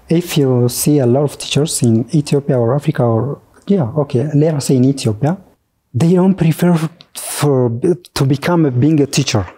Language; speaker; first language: English; non-native, fluent; Oromo